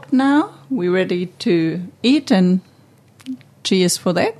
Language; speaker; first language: English; non-native, fluent; German